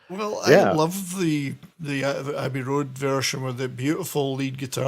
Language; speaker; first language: English; native; English